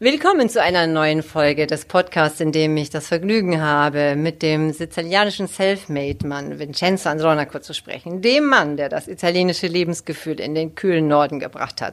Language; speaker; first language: German; native; German